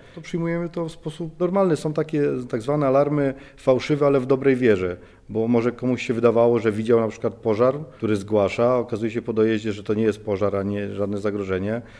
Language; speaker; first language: Polish; native; Polish